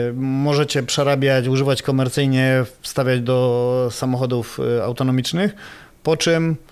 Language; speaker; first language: Polish; native; Polish